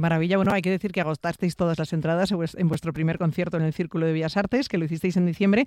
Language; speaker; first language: Spanish; native; Spanish